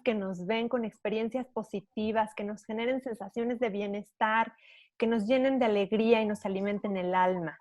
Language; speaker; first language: Spanish; native; Spanish